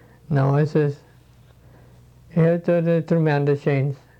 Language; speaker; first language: English; non-native, fluent; Swedish